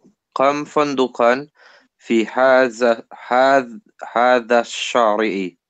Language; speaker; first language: Arabic; non-native, learner; English